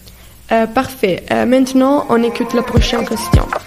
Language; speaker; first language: French; non-native, fluent; Italian